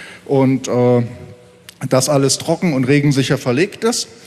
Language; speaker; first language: German; native; German